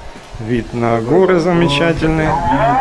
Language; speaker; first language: Russian; native; Russian